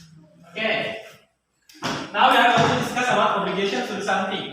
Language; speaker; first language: English; non-native, learner; Indonesian